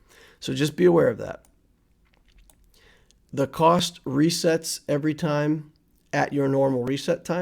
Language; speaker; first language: English; native; English